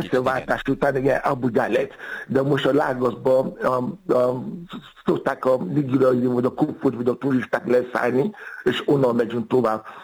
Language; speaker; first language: Hungarian; non-native, fluent; Yoruba